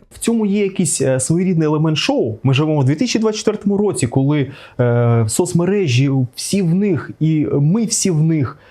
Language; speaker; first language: Ukrainian; native; Ukrainian